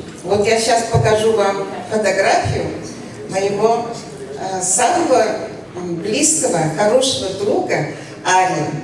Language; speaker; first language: Russian; non-native, local second language; Uzbek